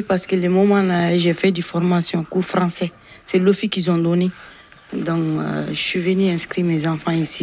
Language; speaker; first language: French; non-native, local second language; Bambara